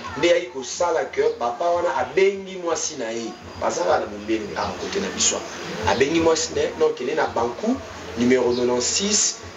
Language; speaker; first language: Lingala; native; Lingala